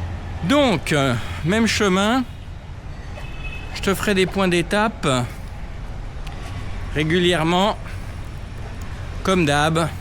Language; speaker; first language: French; native; French